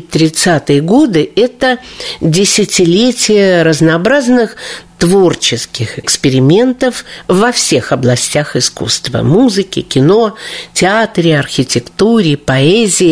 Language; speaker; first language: Russian; native; Russian